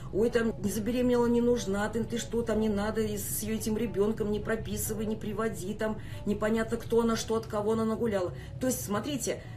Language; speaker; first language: Russian; native; Russian